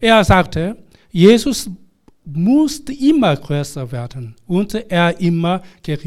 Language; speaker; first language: German; non-native, fluent; Korean